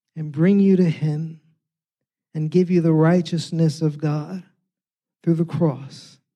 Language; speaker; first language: English; early bilingual, other home language; Spanish